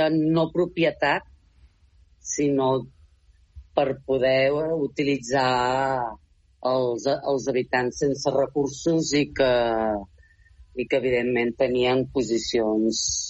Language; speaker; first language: Catalan; native; Catalan